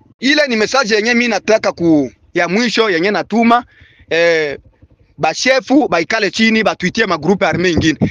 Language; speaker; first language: Swahili; non-native, local second language; Bembe